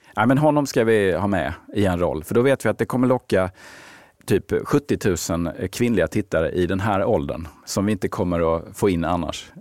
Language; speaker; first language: Swedish; native; Swedish